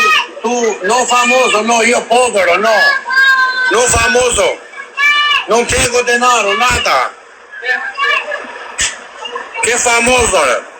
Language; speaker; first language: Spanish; non-native, learner; Albanian